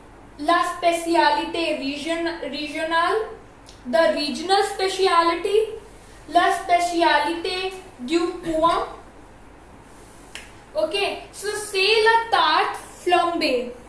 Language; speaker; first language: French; non-native, learner; Hindi